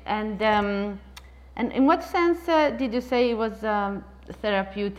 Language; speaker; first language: English; non-native, fluent; Italian